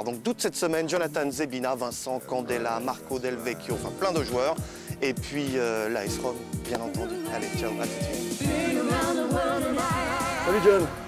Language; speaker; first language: French; native; French